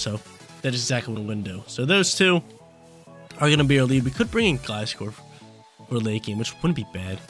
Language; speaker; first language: English; native; English